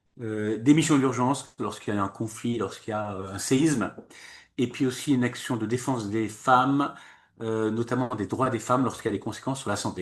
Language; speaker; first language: French; native; French